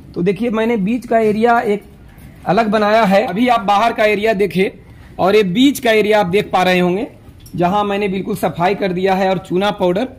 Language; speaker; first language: Hindi; native; Hindi